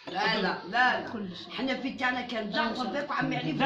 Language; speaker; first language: Arabic; native; Arabic